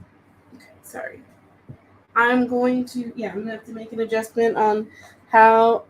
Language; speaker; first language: English; native; English